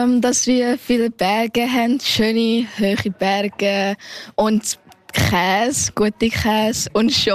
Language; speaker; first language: German; early bilingual, heritage; German